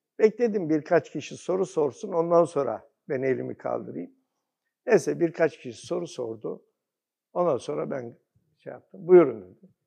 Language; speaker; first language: Turkish; early bilingual, heritage; Turkish